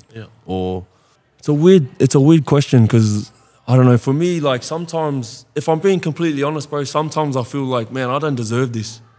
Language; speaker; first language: English; native; English